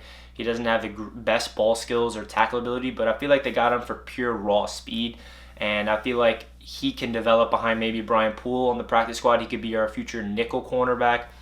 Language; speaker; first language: English; native; English